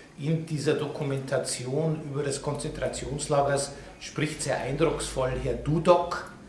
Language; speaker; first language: German; native; German